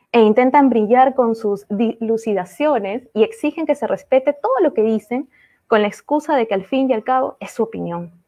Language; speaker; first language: Spanish; native; Spanish